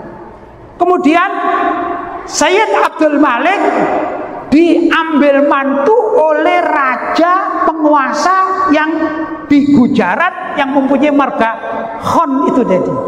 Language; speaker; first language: Indonesian; native; Indonesian